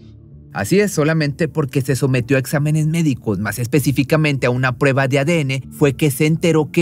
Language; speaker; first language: Spanish; native; Spanish